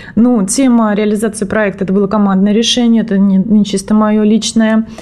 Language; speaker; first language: Russian; native; Russian